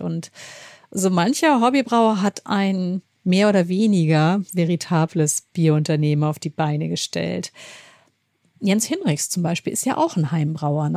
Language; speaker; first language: German; native; German